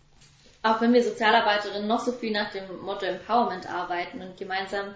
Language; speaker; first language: German; native; German